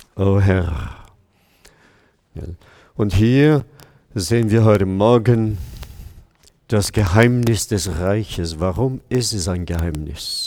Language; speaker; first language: German; non-native, fluent; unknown